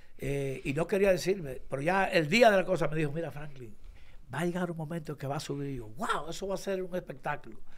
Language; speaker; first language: Spanish; native; Spanish